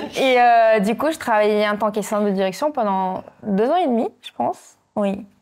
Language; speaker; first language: French; non-native, fluent; Russian